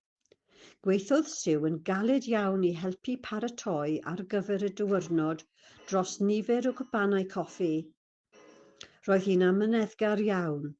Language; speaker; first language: Welsh; non-native, fluent; English